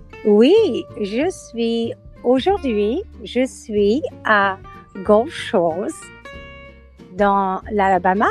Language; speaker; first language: French; non-native, learner; English